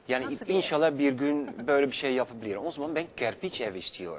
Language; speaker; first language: Turkish; non-native, fluent; Dutch